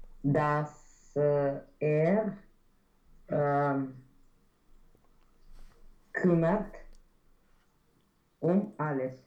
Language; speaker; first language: German; non-native, learner; Romanian